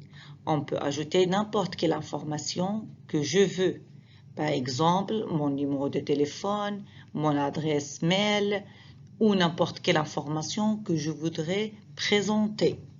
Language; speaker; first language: French; non-native, fluent; Arabic